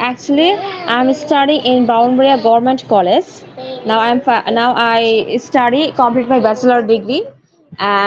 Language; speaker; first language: English; non-native, learner; Bangla